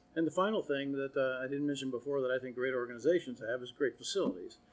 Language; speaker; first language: English; native; English